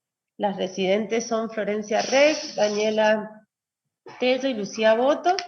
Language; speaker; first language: Spanish; native; Spanish